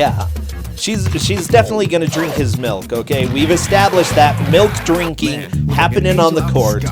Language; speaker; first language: English; native; English